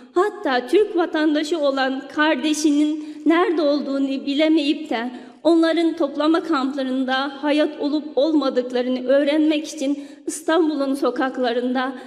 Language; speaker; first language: Turkish; non-native, fluent; Uyghur